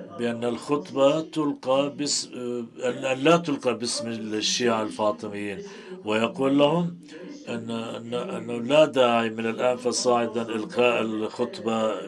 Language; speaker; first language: Arabic; non-native, fluent; Turkish